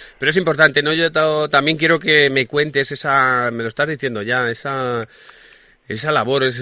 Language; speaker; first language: Spanish; native; Spanish